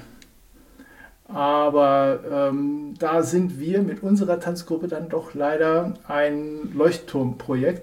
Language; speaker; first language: German; native; German